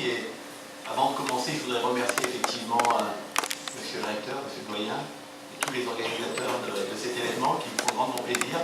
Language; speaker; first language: French; native; French